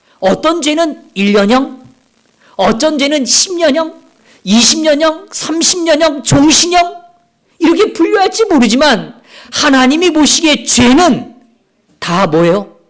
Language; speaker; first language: Korean; native; Korean